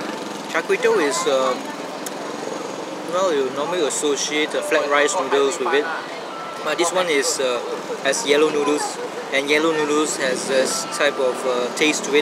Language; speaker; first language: English; non-native, local second language; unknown